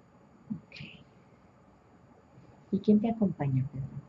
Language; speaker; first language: Spanish; native; Spanish